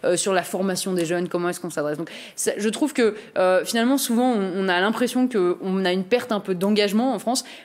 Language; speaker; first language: French; native; French